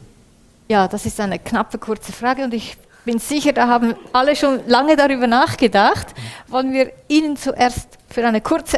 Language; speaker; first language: German; native; German